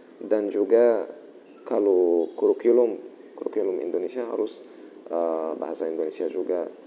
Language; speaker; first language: Indonesian; non-native, fluent; Arabic